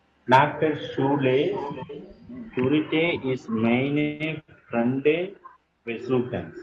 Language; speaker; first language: German; non-native, learner; Tamil